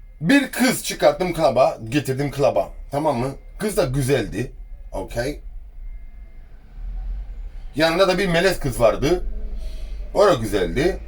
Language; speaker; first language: Turkish; early bilingual, heritage; Turkish